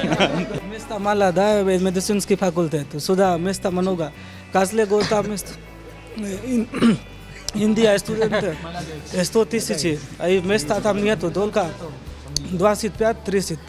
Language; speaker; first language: Russian; non-native, learner; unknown